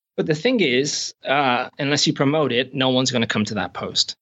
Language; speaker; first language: English; native; English